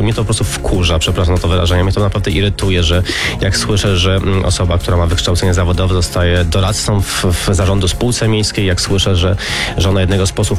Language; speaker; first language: Polish; native; Polish